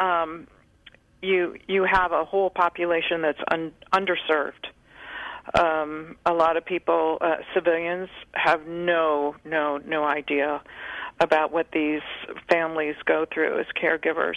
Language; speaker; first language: English; native; English